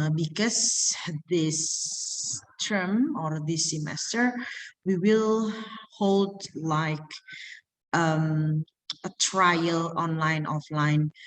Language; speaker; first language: English; non-native, fluent; Indonesian